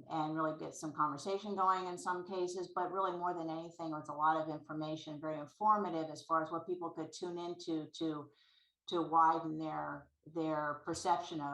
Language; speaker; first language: English; native; English